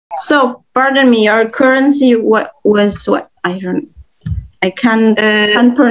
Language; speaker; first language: English; non-native, fluent; Indonesian